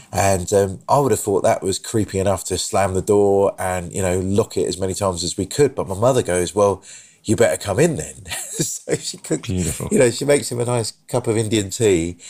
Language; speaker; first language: English; native; English